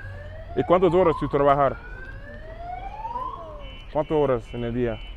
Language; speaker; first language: Spanish; non-native, learner; English